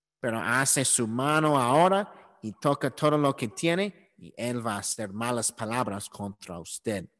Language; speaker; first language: Spanish; non-native, learner; English